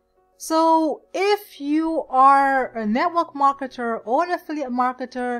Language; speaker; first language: English; native; English